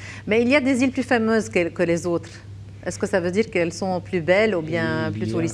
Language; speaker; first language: French; non-native, local second language; Arabic